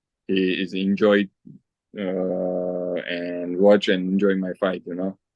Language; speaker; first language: English; non-native, learner; Armenian